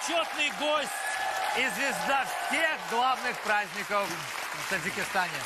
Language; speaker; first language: Russian; native; Russian